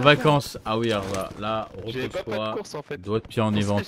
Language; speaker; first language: French; native; French